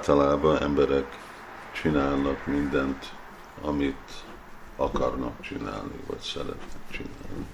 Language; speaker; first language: Hungarian; early bilingual, heritage; Hungarian